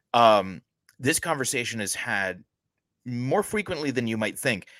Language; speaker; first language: English; native; English